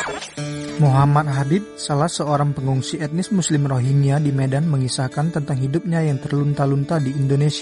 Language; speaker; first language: Indonesian; native; Indonesian